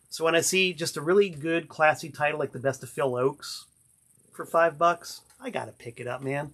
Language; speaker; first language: English; native; English